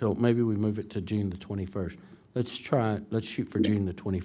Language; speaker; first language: English; native; English